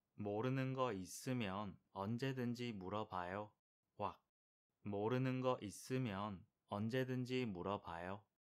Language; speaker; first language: Korean; non-native, fluent; Vietnamese